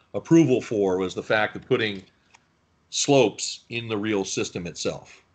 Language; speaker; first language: English; native; English